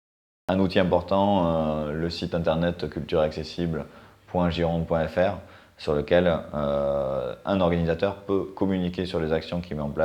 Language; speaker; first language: French; native; French